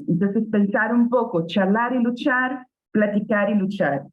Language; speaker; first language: Spanish; non-native, fluent; Portuguese